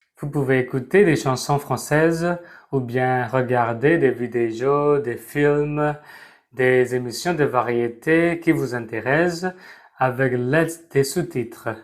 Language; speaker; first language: French; non-native, fluent; Burmese